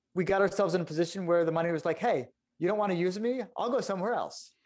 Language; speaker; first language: English; native; English